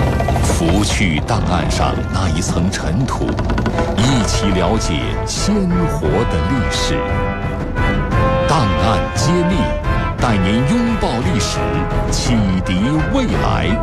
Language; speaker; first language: Chinese; native; Chinese